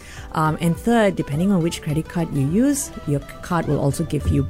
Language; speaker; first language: English; non-native, local second language; Tamil